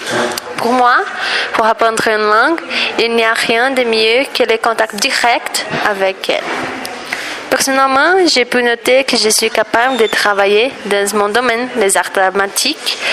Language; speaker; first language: French; non-native, learner; Portuguese